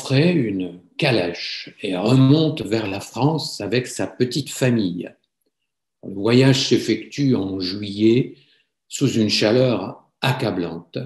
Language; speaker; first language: French; native; French